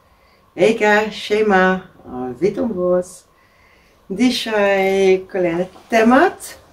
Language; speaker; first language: Polish; non-native, learner; Dutch